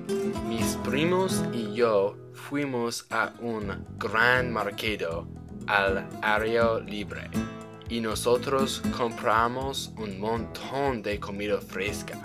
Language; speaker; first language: Spanish; non-native, learner; English